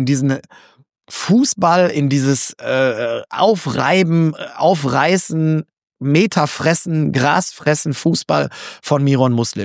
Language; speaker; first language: German; native; German